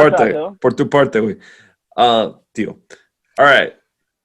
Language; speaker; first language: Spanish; non-native, fluent; English